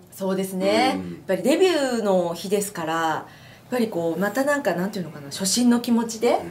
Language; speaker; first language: Japanese; native; Japanese